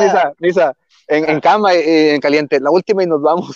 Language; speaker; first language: Spanish; native; Spanish